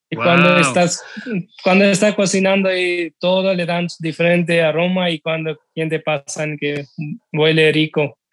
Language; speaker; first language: Spanish; non-native, learner; Urdu